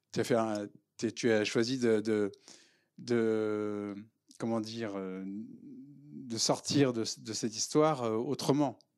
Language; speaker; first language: French; native; French